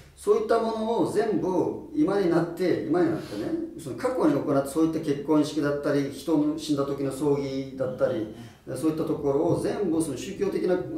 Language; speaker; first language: Japanese; non-native, fluent; Uyghur